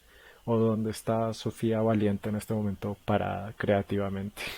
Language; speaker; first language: Spanish; native; Spanish